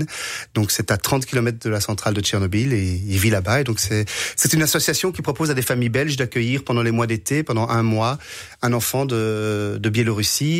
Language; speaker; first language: French; native; French